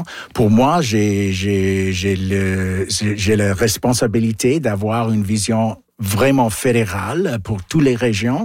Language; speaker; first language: French; non-native, local second language; English